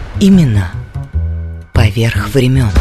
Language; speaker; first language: Russian; non-native, learner; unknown